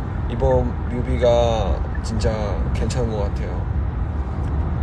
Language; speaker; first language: Korean; non-native, learner; Chinese